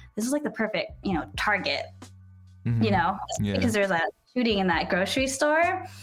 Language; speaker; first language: English; native; English